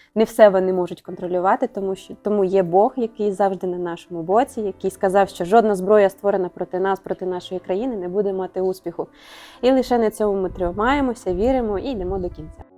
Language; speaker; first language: Ukrainian; native; Ukrainian